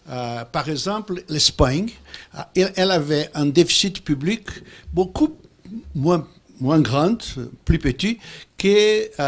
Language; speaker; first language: French; non-native, fluent; Portuguese